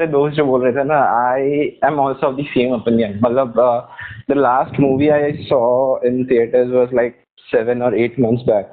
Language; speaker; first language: English; non-native, local second language; Bangla